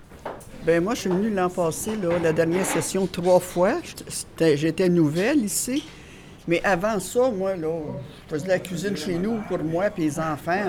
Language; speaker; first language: French; native; French